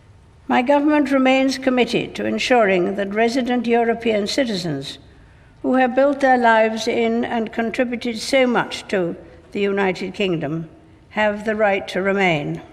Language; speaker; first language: English; native; English